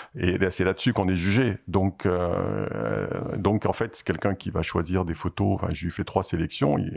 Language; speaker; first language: French; native; French